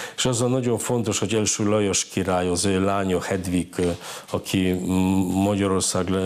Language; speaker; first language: Hungarian; non-native, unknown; Polish